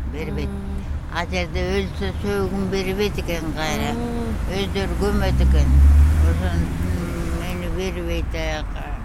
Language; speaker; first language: Kyrgyz; native; Kyrgyz